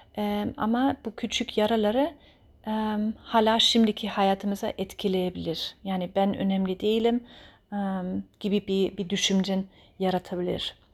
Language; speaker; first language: Turkish; early bilingual, heritage; Turkish